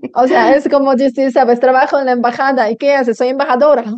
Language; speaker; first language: Spanish; non-native, fluent; Polish